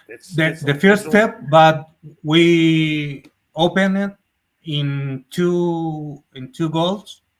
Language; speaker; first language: English; non-native, learner; Spanish